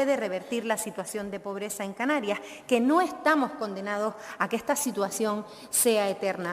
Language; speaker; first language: Spanish; native; Spanish